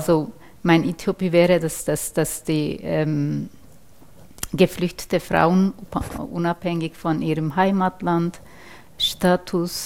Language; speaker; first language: German; non-native, fluent; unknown